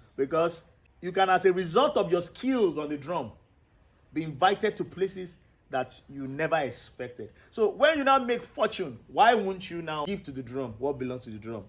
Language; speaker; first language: English; non-native, local second language; Yoruba